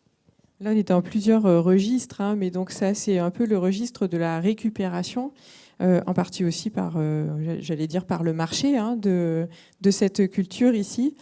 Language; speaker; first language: French; native; French